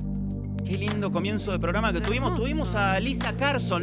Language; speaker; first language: Spanish; native; Spanish